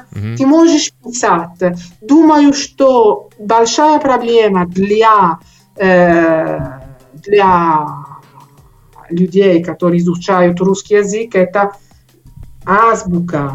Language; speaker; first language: Russian; non-native, learner; Italian